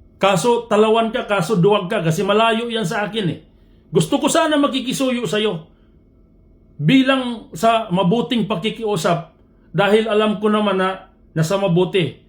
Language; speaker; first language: Filipino; non-native, local second language; Cebuano